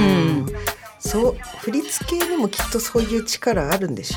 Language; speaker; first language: Japanese; native; Japanese